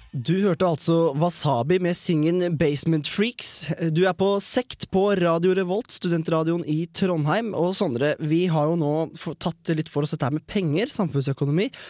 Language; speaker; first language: Norwegian; native; Norwegian